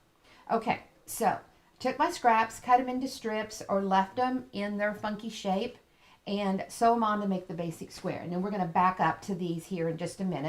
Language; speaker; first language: English; native; English